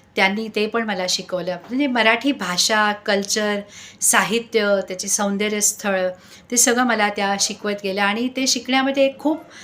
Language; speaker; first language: Marathi; non-native, local second language; Sindhi